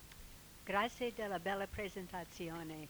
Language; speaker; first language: Italian; non-native, fluent; English